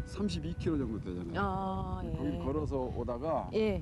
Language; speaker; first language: Korean; native; Korean